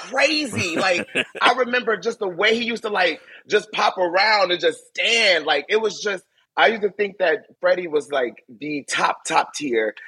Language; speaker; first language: English; native; English